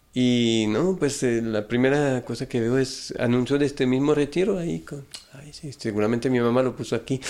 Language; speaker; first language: Spanish; non-native, fluent; French